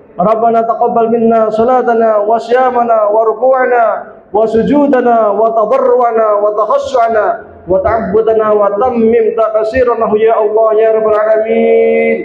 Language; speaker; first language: Indonesian; native; Indonesian